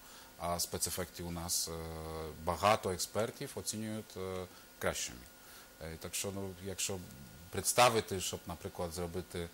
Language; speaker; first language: Ukrainian; non-native, fluent; Polish